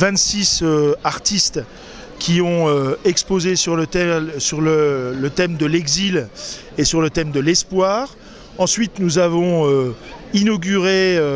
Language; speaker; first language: French; native; French